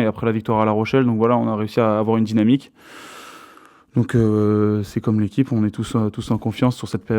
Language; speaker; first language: French; native; French